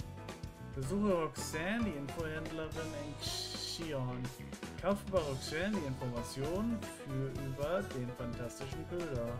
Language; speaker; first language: German; native; German